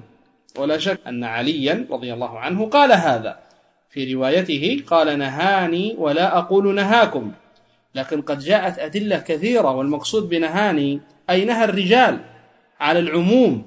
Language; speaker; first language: Arabic; native; Arabic